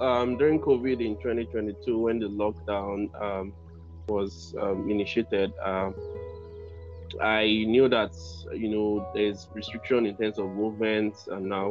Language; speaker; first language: English; non-native, local second language; Yoruba